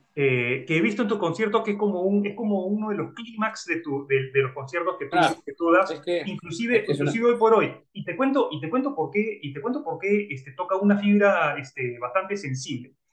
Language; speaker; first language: Spanish; native; Spanish